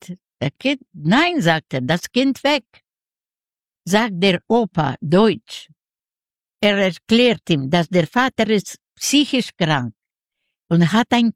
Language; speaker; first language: German; non-native, learner; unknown